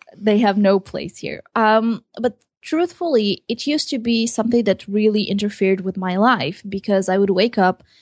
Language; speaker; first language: English; early bilingual, other home language; Hebrew